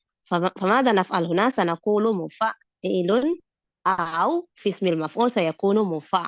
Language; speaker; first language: Arabic; non-native, fluent; Indonesian